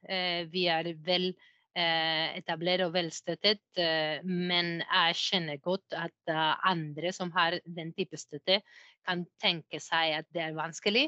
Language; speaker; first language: Norwegian; non-native, fluent; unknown